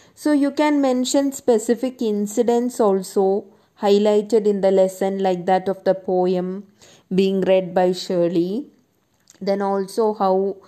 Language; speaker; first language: English; non-native, local second language; Malayalam